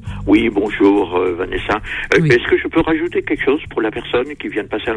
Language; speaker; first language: French; native; French